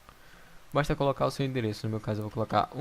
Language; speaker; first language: Portuguese; native; Portuguese